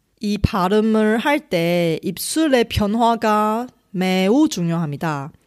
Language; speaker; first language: Korean; non-native, fluent; Chinese